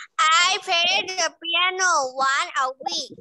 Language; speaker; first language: English; non-native, learner; Thai